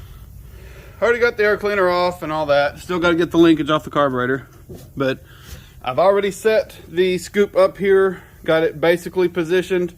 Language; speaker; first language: English; native; English